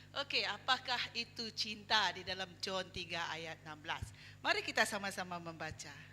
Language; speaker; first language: Malay; non-native, local second language; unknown